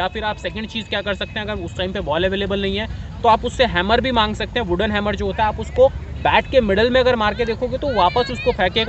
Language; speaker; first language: Hindi; native; Hindi